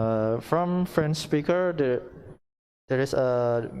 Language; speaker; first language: English; non-native, learner; Indonesian